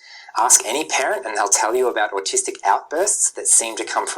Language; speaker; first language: English; native; English